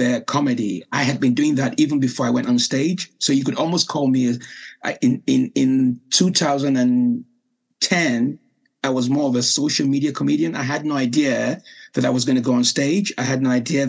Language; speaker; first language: English; non-native, local second language; Yoruba